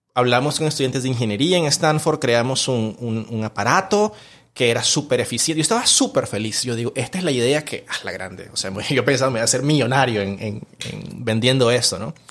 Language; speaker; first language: Spanish; native; Spanish